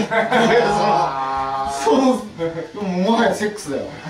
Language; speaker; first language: Japanese; native; Japanese